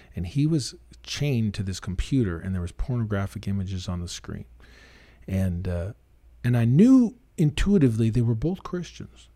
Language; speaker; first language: English; native; English